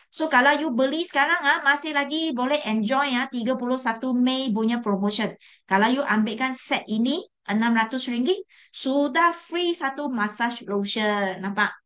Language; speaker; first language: Malay; non-native, local second language; Chinese